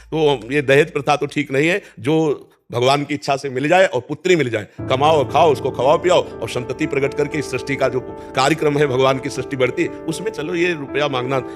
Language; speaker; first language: Hindi; native; Hindi